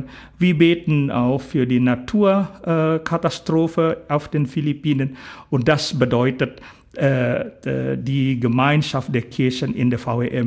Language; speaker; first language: German; non-native, fluent; Indonesian